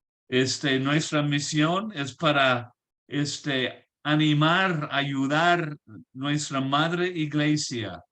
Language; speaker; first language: Spanish; non-native, fluent; English